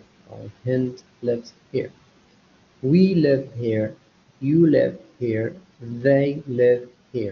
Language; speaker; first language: English; non-native, fluent; Arabic